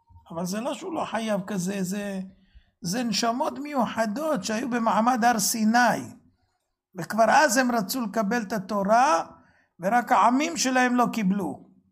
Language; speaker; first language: Hebrew; native; Hebrew